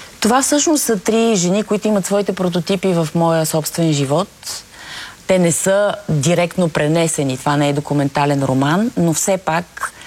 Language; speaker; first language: Bulgarian; native; Bulgarian